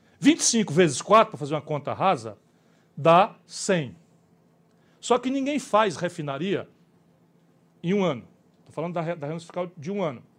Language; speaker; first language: Portuguese; native; Portuguese